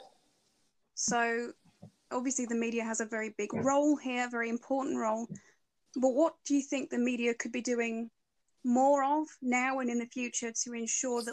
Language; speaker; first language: English; native; English